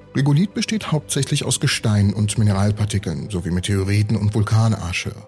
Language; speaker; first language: German; early bilingual, other home language; Russian